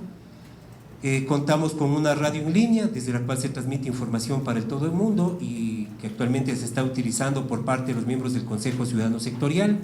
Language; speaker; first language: Spanish; native; Spanish